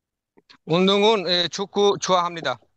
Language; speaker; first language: Korean; non-native, learner; Bangla